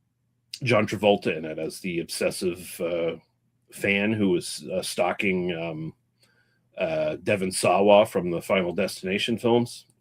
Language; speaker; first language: English; native; English